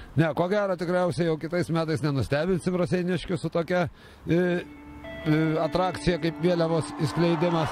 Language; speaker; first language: Lithuanian; native; Lithuanian